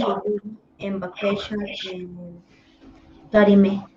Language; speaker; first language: English; non-native, learner; Spanish